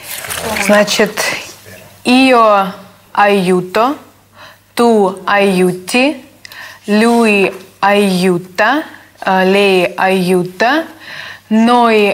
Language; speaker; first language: Italian; non-native, learner; Russian